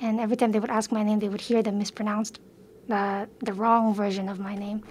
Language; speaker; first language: English; early bilingual, other home language; Filipino